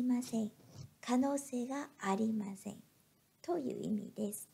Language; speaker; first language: Japanese; non-native, fluent; Vietnamese